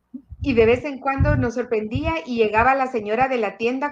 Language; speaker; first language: Spanish; native; Spanish